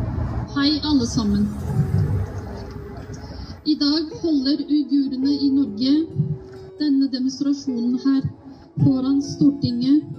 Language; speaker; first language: Norwegian; non-native, fluent; Uyghur